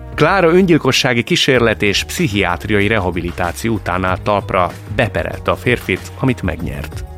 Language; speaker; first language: Hungarian; early bilingual, heritage; Czech